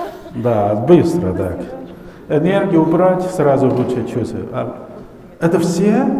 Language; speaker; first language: Russian; non-native, learner; Chinese